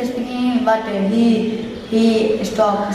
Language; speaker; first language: English; non-native, learner; Hindi